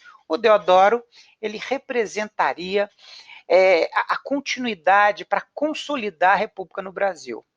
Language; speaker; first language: Portuguese; native; Portuguese